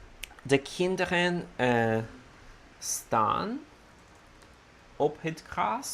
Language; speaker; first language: Dutch; non-native, learner; Italian